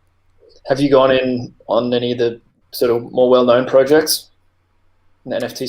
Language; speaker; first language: English; native; English